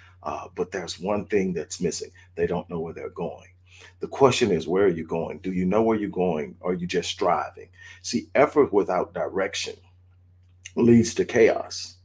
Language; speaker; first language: English; native; English